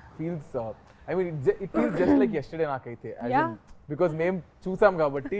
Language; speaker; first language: Telugu; native; Telugu